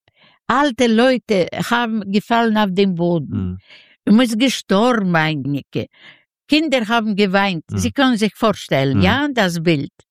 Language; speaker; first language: German; non-native, learner; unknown